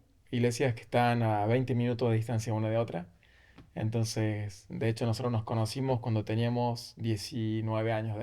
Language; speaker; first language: Spanish; native; Spanish